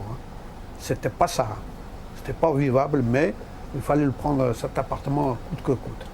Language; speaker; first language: French; early bilingual, other home language; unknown